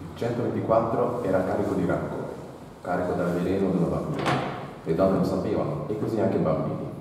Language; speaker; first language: Italian; native; Italian